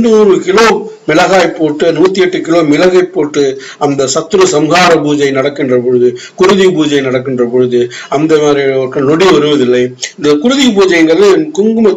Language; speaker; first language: Tamil; native; Tamil